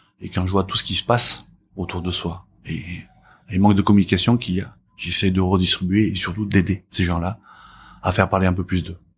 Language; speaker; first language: French; early bilingual, other home language; Korean